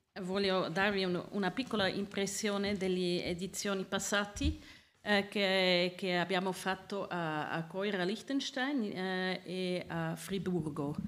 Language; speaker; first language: Italian; non-native, learner; Swiss German